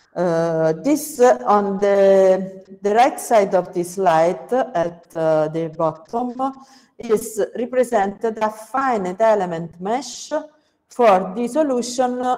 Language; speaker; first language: English; non-native, fluent; Italian